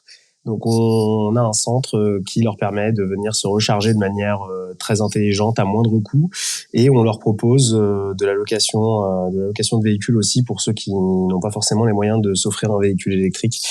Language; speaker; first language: French; native; French